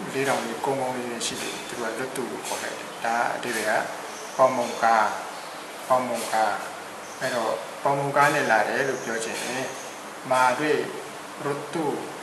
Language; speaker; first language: Burmese; native; Burmese